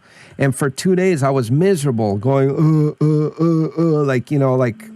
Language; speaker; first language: English; native; English